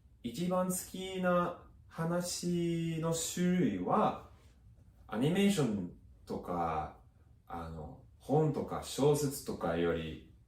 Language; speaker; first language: Japanese; non-native, fluent; English